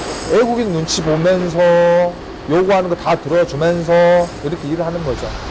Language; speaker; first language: Korean; native; Korean